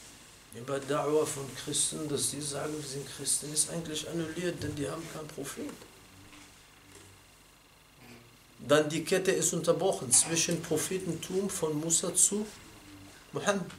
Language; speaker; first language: German; non-native, fluent; Arabic